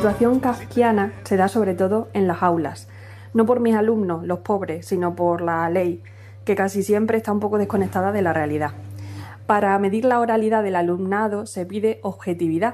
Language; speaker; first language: Spanish; native; Spanish